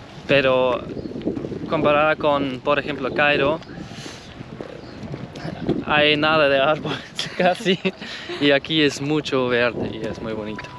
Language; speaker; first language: Spanish; non-native, learner; German